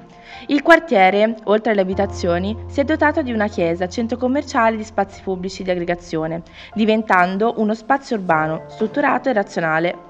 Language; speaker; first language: Italian; native; Italian